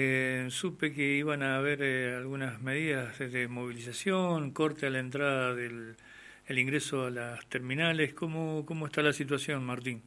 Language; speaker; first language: Spanish; native; Spanish